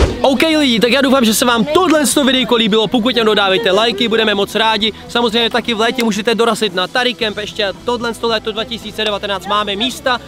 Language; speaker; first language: Czech; early bilingual, other home language; Ukrainian